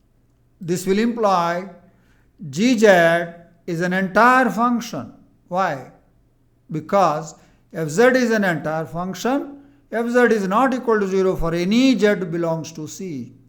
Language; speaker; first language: English; non-native, local second language; Telugu